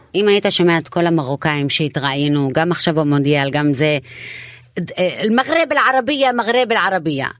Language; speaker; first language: Hebrew; non-native, local second language; Arabic